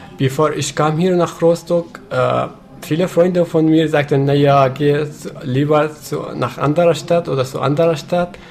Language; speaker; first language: German; non-native, fluent; Arabic